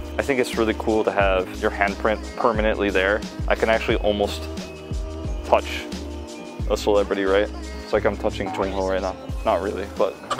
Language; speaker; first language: English; native; English